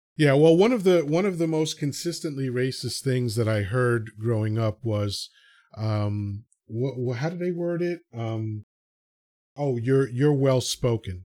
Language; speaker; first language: English; early bilingual, other home language; Spanish